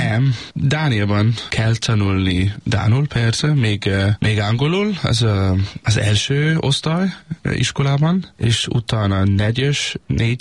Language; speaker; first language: Hungarian; non-native, learner; Danish